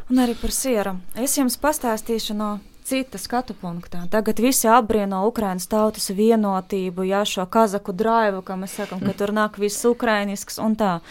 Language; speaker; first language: Latvian; non-native, fluent; Ukrainian